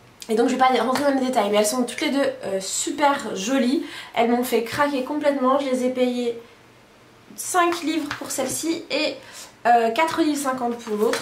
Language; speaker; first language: French; native; French